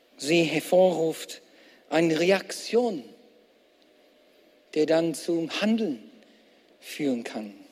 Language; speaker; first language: German; non-native, fluent; English